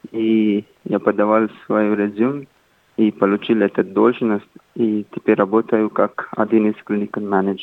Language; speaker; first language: Russian; non-native, fluent; Hindi